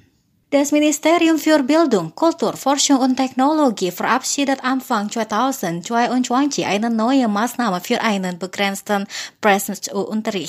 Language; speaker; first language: German; non-native, fluent; Indonesian